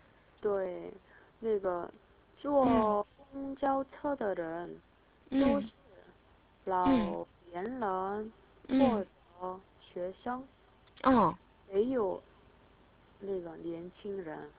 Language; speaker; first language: Chinese; non-native, learner; Korean